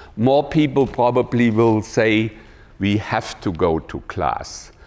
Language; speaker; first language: English; non-native, fluent; German